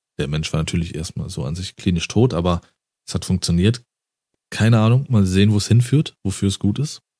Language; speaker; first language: German; native; German